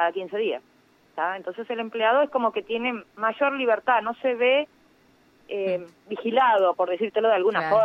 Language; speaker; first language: Spanish; native; Spanish